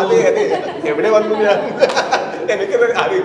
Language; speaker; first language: Malayalam; non-native, learner; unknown